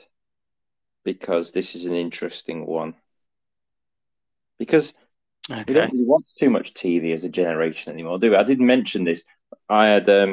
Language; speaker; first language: English; native; English